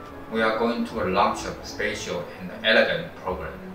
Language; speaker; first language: English; non-native, fluent; Chinese